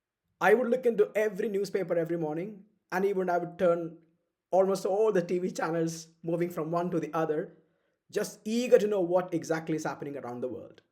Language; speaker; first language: English; non-native, fluent; Uzbek